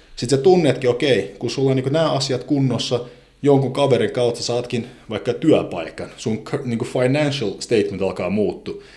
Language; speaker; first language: Finnish; non-native, fluent; Azerbaijani